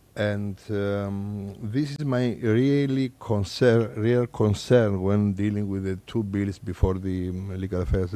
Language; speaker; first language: English; non-native, fluent; Greek